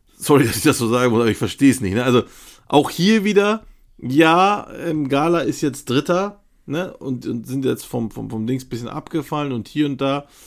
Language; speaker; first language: German; early bilingual, other home language; Turkish